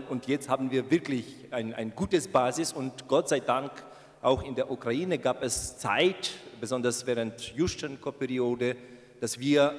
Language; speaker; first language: German; non-native, fluent; Ukrainian